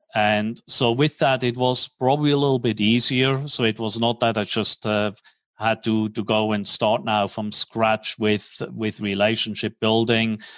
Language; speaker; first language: English; non-native, fluent; German